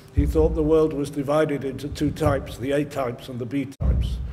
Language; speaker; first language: English; native; English